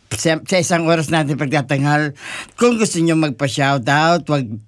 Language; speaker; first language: Filipino; non-native, local second language; Bikol